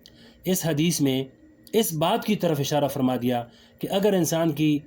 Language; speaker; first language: Urdu; native; Urdu